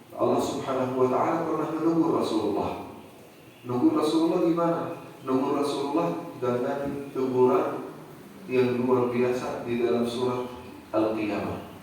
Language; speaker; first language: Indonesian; non-native, fluent; Arabic